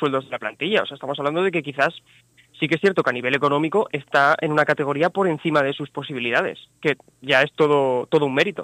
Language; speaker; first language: Spanish; native; Spanish